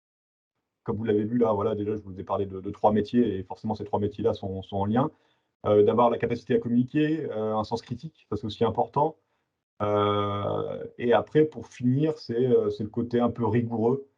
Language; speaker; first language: French; native; French